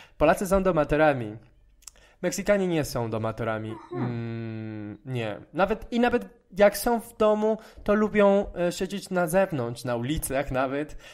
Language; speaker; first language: Polish; non-native, fluent; Spanish